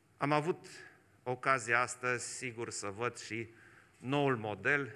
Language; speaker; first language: Romanian; non-native, local second language; German